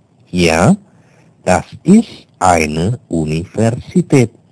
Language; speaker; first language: German; non-native, fluent; Indonesian